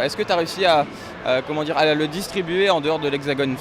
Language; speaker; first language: French; native; French